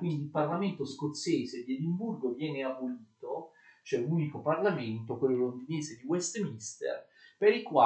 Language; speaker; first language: Italian; native; Italian